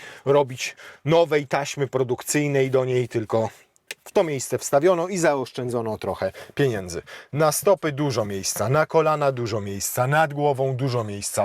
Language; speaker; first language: Polish; native; Polish